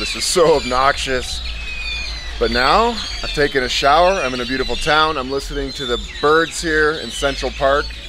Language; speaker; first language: English; native; English